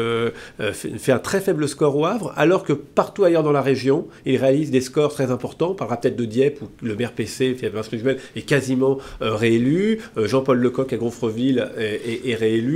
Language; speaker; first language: French; native; French